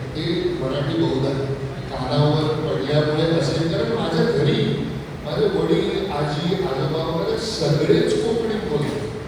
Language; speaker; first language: Marathi; non-native, local second language; Konkani